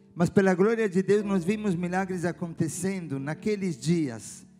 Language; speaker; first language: Portuguese; non-native, fluent; Italian